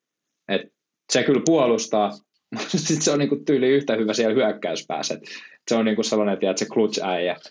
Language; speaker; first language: Finnish; native; Finnish